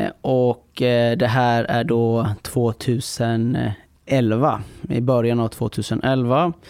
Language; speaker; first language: Swedish; early bilingual, other home language; Persian